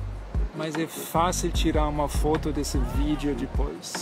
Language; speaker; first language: Portuguese; non-native, fluent; German